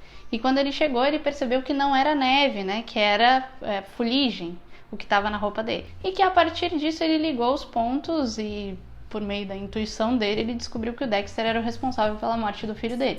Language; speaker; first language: Portuguese; native; Portuguese